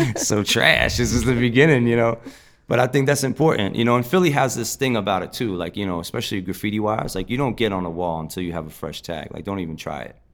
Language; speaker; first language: English; native; English